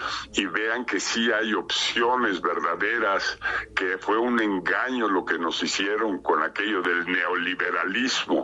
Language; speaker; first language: Spanish; native; Spanish